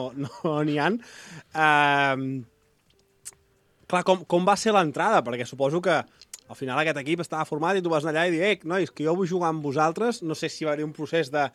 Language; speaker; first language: Catalan; native; Catalan